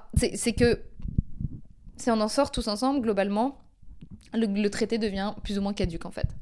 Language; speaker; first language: French; native; French